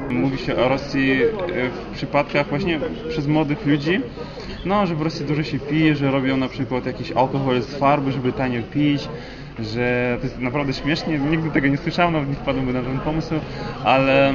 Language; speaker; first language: Polish; non-native, fluent; Russian